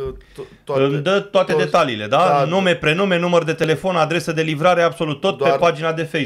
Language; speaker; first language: Romanian; native; Romanian